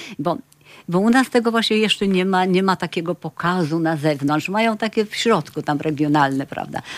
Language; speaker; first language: Polish; native; Polish